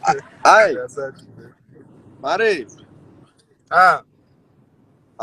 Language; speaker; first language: Russian; non-native, learner; Persian